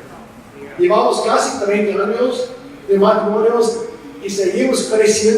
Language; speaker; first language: Spanish; non-native, fluent; English